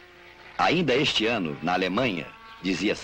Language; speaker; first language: Portuguese; native; Portuguese